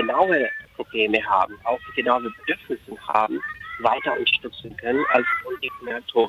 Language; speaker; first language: German; non-native, fluent; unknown